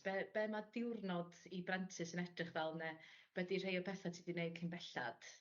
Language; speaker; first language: Welsh; native; Welsh